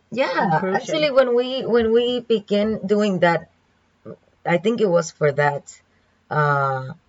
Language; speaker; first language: English; non-native, fluent; Spanish